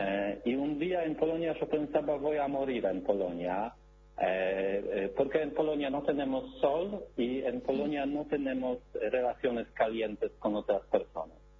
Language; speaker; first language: Spanish; non-native, learner; Polish